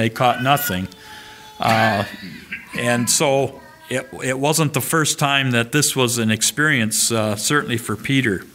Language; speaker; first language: English; native; English